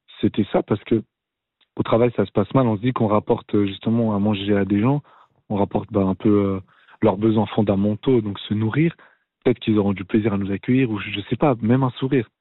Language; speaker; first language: French; native; French